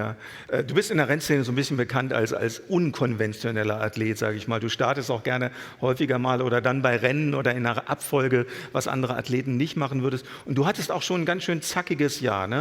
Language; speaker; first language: German; native; German